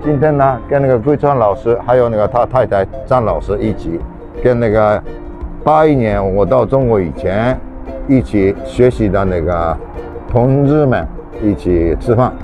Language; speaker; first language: Chinese; non-native, fluent; Japanese